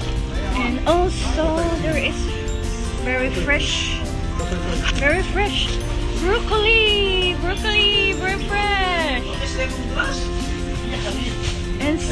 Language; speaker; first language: English; non-native, learner; Cebuano